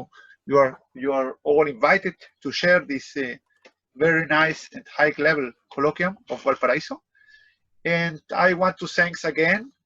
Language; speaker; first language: English; non-native, fluent; Spanish